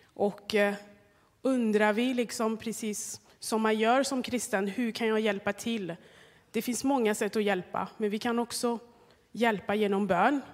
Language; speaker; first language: Swedish; non-native, fluent; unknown